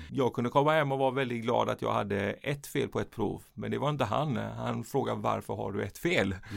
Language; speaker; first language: Swedish; early bilingual, other home language; Persian